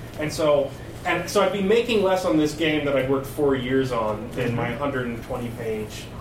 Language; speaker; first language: English; native; English